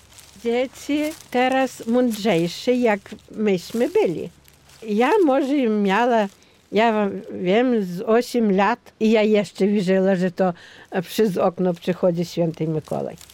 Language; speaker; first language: Polish; non-native, local second language; Ukrainian